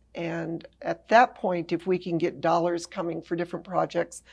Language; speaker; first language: English; native; English